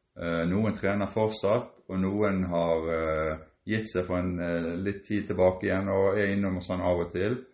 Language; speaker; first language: Norwegian; native; Norwegian